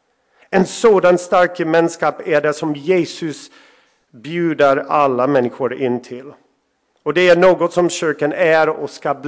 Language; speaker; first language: Swedish; non-native, fluent; English